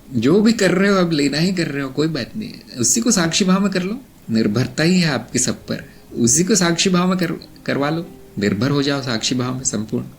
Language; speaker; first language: Hindi; non-native, local second language; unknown